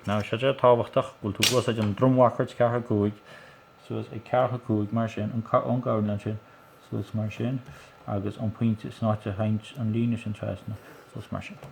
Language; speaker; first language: Irish; native; Irish